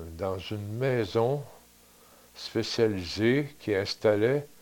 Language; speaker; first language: French; native; French